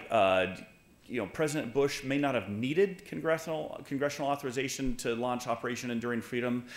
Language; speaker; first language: English; native; English